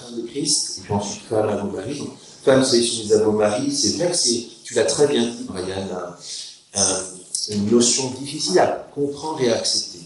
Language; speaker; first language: French; native; French